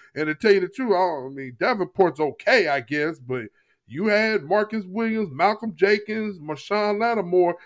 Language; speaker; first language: English; native; English